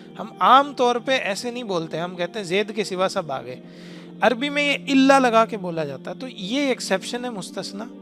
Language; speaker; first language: Urdu; native; Urdu